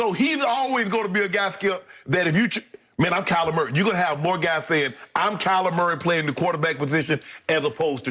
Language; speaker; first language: English; native; English